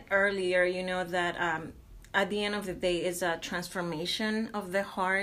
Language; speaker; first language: English; non-native, fluent; Spanish